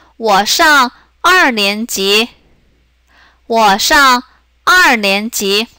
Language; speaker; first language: Chinese; non-native, fluent; Korean